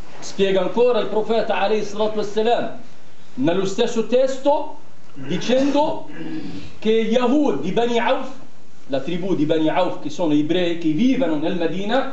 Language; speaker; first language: Italian; non-native, fluent; Arabic